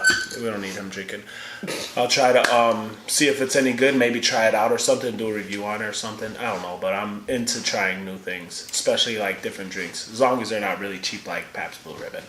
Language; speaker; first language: English; native; English